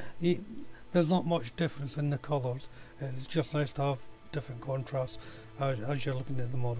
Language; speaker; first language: English; native; English